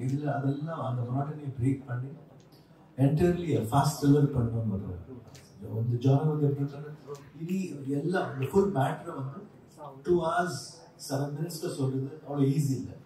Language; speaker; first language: Tamil; non-native, learner; Kannada